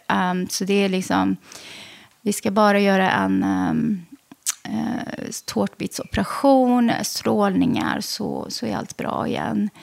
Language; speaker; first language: Swedish; early bilingual, other home language; Arabic